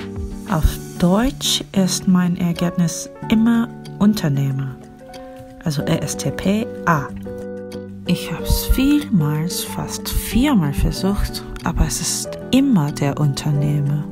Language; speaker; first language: German; non-native, fluent; Korean